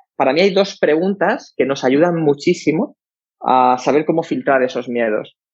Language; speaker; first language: Spanish; native; Spanish